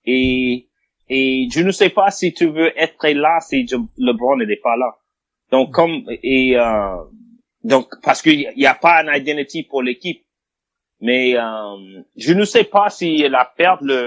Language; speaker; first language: French; non-native, fluent; English